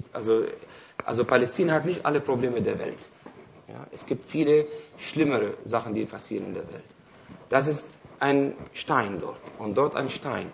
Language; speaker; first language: German; non-native, fluent; Arabic